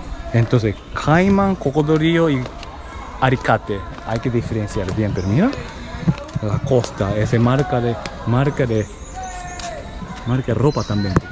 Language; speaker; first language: Spanish; non-native, learner; Japanese